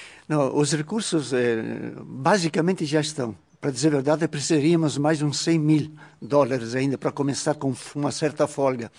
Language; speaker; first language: Portuguese; native; Portuguese